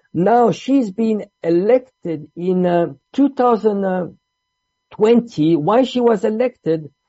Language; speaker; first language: English; non-native, fluent; Italian